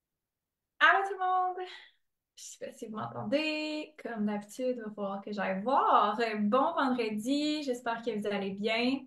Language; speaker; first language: French; native; French